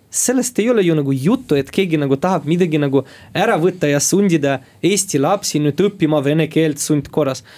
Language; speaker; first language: Estonian; non-native, local second language; Russian